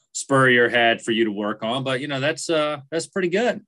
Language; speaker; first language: English; native; English